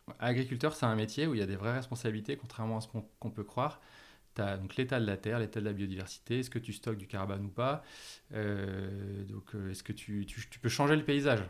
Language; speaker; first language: French; native; French